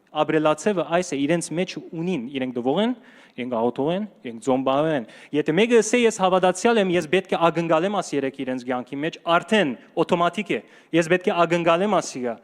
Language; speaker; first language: Armenian; early bilingual, heritage; Armenian